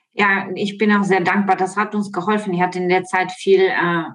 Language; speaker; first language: German; non-native, fluent; Ukrainian